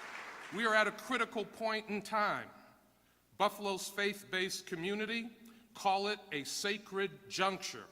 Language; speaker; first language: English; native; English